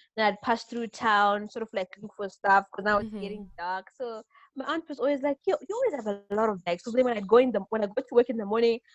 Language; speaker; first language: English; non-native, local second language; Shona